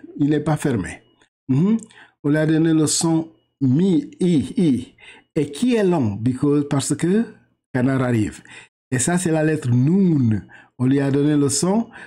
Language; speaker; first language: French; non-native, local second language; Wolof